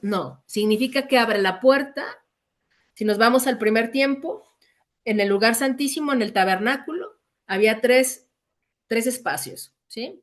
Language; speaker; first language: Spanish; native; Spanish